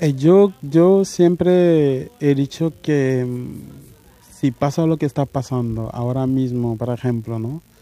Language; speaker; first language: Spanish; non-native, fluent; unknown